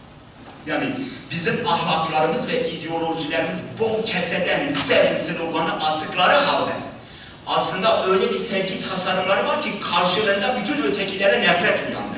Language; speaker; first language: Turkish; native; Turkish